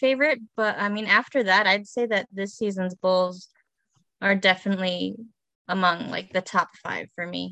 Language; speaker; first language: English; native; English